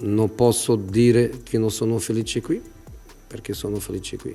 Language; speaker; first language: Italian; non-native, fluent; Portuguese